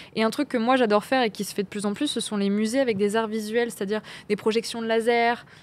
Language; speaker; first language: French; native; French